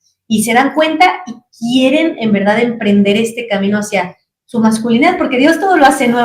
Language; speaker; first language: Spanish; native; Spanish